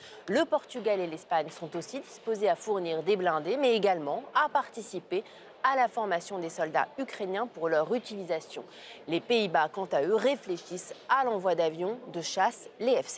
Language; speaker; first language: French; native; French